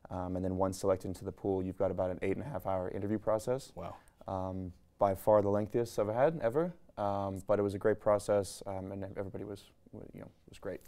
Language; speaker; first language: English; native; English